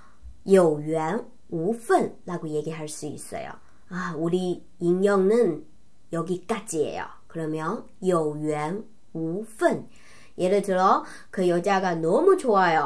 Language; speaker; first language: Korean; non-native, fluent; Chinese